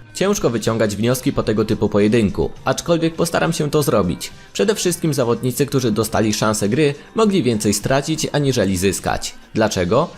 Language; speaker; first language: Polish; native; Polish